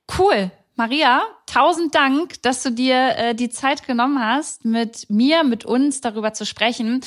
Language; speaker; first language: German; native; German